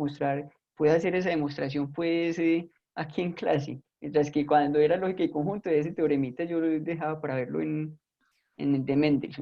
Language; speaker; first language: Spanish; native; Spanish